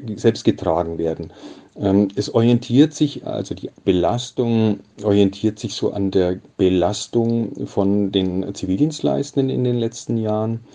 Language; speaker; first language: German; native; German